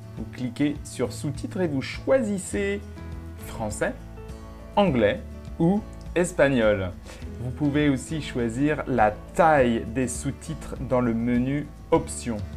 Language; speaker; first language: French; native; French